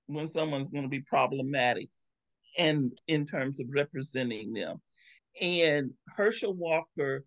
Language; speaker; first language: English; native; English